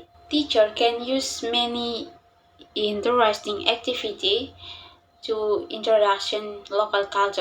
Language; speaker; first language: English; non-native, learner; Indonesian